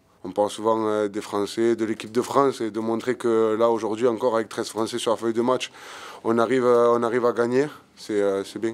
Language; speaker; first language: French; native; French